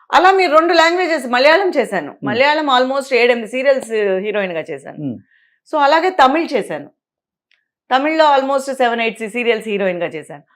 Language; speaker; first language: Telugu; native; Telugu